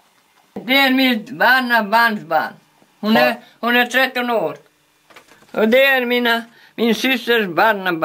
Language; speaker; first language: Swedish; early bilingual, heritage; Swedish